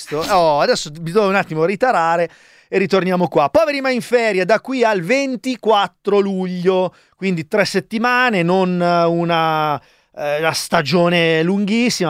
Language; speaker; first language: Italian; native; Italian